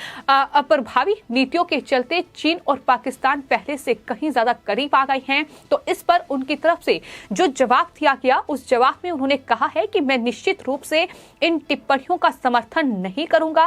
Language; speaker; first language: Hindi; native; Hindi